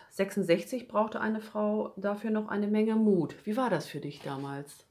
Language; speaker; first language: German; native; German